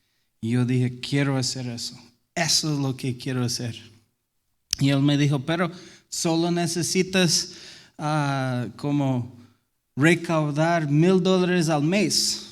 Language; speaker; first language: Spanish; non-native, fluent; English